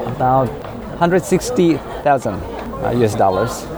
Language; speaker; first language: English; non-native, fluent; Japanese